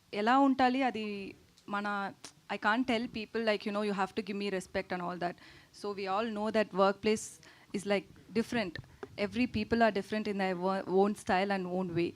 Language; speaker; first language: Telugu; non-native, learner; Tamil